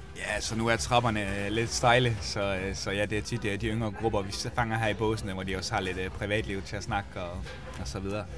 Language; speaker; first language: Danish; native; Danish